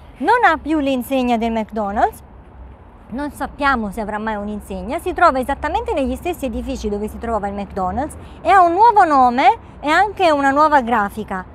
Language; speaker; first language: Italian; native; Italian